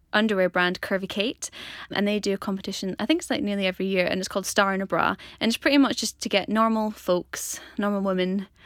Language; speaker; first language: English; native; English